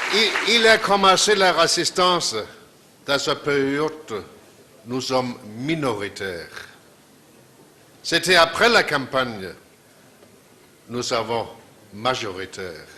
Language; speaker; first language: French; non-native, fluent; Danish